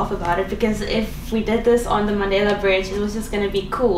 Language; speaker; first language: English; non-native, local second language; Afrikaans